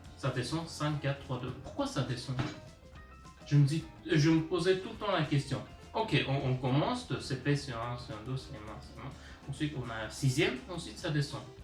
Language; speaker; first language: French; early bilingual, other home language; Armenian